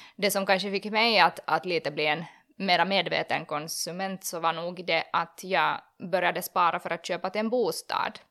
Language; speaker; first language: Swedish; native; Swedish